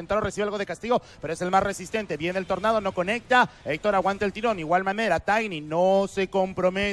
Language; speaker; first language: Spanish; native; Spanish